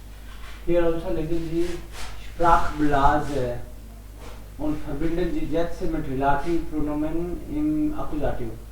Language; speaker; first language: German; non-native, fluent; Hindi